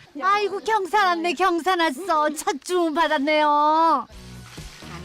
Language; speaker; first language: Korean; native; Korean